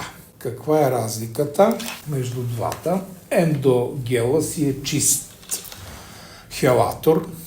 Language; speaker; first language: Bulgarian; native; Bulgarian